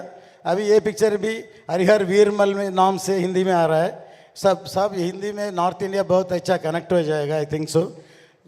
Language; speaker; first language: Hindi; non-native, local second language; Tamil